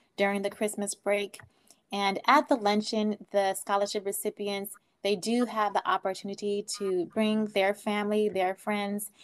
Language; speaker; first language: English; native; English